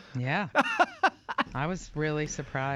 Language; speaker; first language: English; native; English